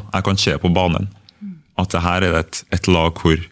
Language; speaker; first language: Norwegian; early bilingual, other home language; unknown